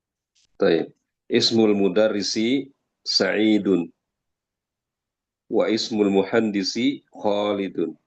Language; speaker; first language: Arabic; non-native, learner; Indonesian